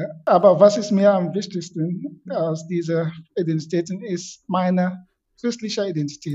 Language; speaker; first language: German; non-native, fluent; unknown